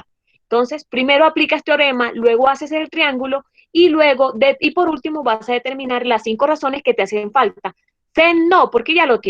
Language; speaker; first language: Spanish; native; Spanish